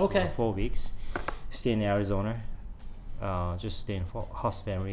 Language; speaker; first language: English; non-native, learner; Japanese